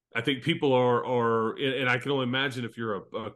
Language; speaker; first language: English; native; English